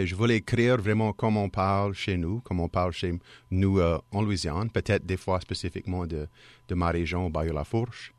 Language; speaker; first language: French; native; French